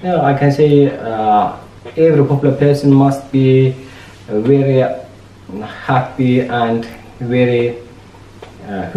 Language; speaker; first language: English; non-native, learner; Azerbaijani